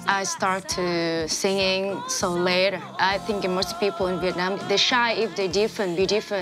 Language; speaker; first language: English; non-native, learner; Vietnamese